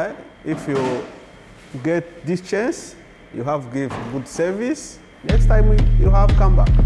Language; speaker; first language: English; non-native, learner; Kinyarwanda